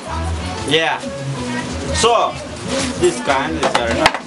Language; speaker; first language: English; non-native, learner; Turkish